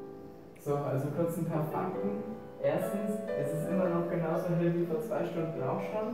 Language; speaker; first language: German; native; German